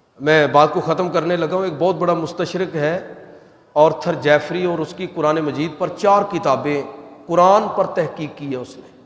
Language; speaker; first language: Urdu; non-native, local second language; Punjabi